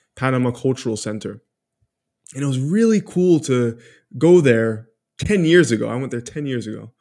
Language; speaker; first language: English; early bilingual, other home language; Spanish